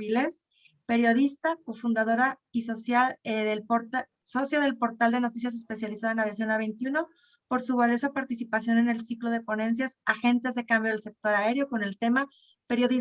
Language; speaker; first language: Spanish; native; Spanish